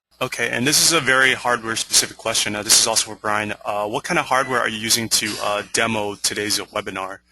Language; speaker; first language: English; native; English